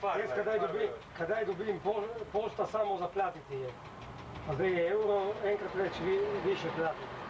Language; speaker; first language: Slovenian; non-native, learner; Italian